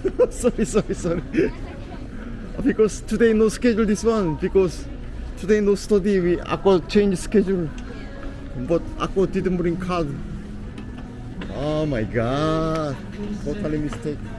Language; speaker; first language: English; non-native, learner; Korean